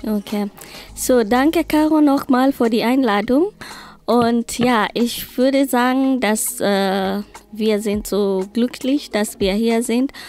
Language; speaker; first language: German; non-native, learner; Swahili